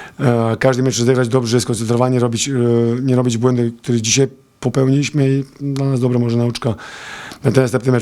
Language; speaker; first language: Polish; non-native, fluent; Serbian